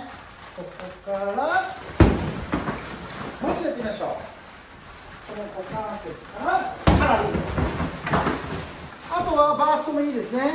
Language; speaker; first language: Japanese; native; Japanese